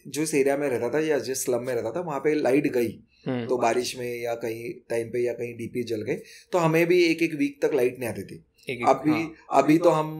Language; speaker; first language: Hindi; non-native, local second language; Marathi